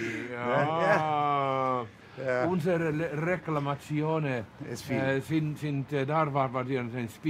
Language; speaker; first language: German; non-native, learner; Finnish